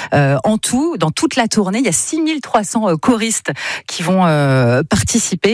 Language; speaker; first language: French; native; French